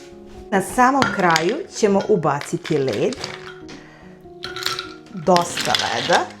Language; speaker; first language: Serbian; native; Serbian